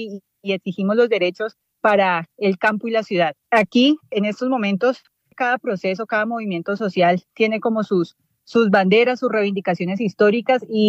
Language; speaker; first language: Spanish; native; Spanish